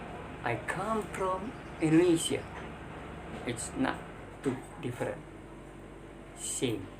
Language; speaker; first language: English; non-native, learner; Indonesian